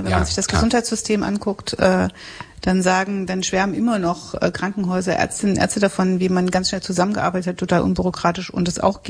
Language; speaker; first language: German; native; German